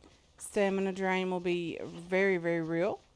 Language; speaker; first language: English; native; English